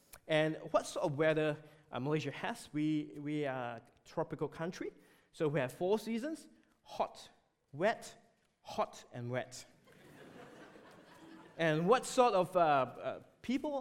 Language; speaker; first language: English; non-native, local second language; Chinese